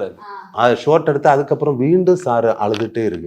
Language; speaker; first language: Tamil; non-native, learner; Malayalam